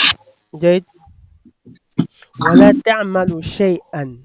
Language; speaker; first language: Arabic; non-native, fluent; French